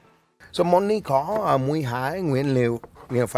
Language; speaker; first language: Vietnamese; non-native, learner; English